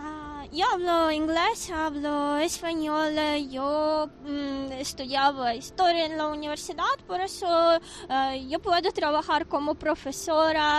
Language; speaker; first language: Spanish; non-native, fluent; Ukrainian